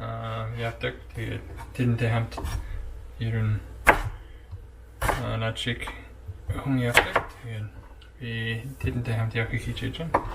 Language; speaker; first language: Mongolian; non-native, learner; English